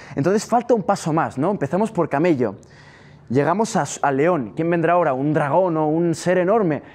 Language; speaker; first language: Spanish; non-native, fluent; Italian